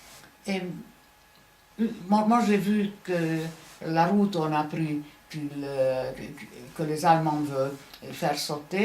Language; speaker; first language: French; non-native, fluent; Hungarian